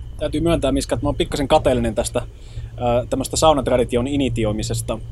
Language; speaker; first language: Finnish; early bilingual, other home language; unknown